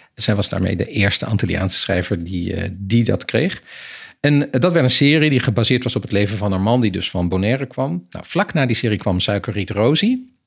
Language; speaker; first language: Dutch; native; Dutch